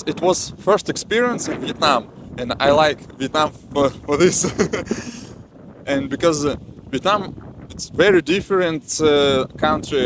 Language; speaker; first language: English; non-native, learner; Russian